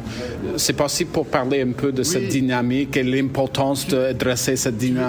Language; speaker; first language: French; non-native, learner; English